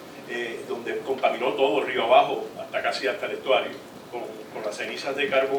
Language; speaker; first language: Spanish; native; Spanish